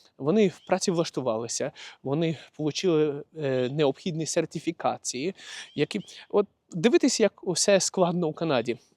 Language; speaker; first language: Ukrainian; non-native, local second language; Russian